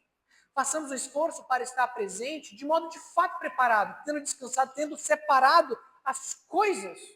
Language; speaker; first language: Portuguese; native; Portuguese